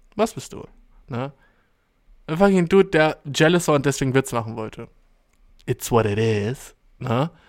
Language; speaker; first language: German; early bilingual, other home language; Albanian